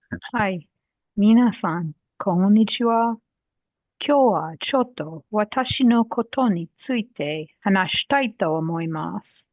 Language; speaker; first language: Japanese; non-native, learner; English